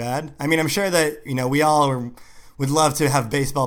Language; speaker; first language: English; native; English